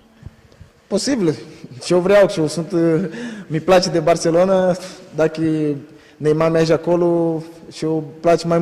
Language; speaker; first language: Romanian; non-native, learner; Portuguese